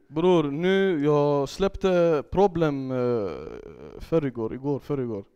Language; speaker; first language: Swedish; early bilingual, other home language; Kurdish